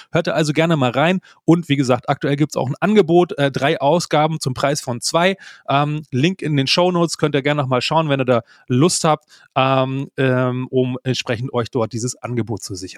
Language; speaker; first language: German; native; German